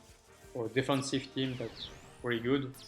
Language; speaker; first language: English; non-native, learner; French